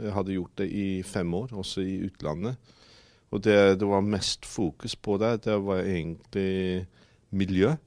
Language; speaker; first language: Norwegian; non-native, fluent; English